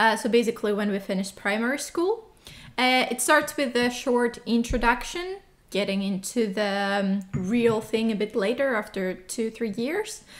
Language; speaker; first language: English; non-native, fluent; Greek